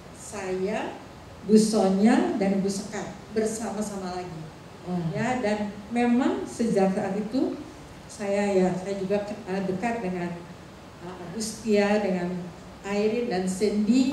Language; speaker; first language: Indonesian; native; Indonesian